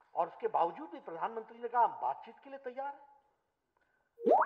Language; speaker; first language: Hindi; native; Hindi